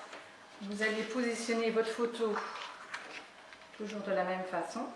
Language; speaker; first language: French; native; French